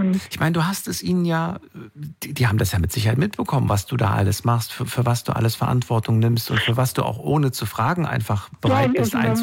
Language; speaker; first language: German; native; German